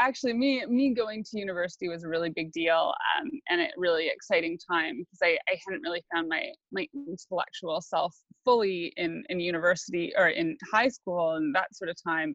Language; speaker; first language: English; native; English